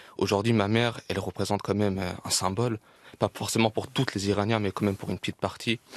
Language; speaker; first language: French; early bilingual, other home language; Persian